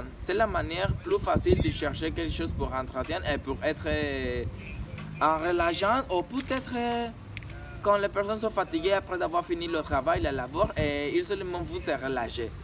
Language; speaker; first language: French; non-native, learner; Spanish